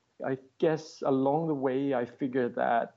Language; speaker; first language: English; non-native, fluent; Swedish